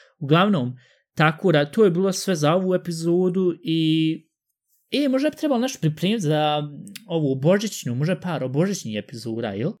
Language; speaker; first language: Bosnian; early bilingual, heritage; Bosnian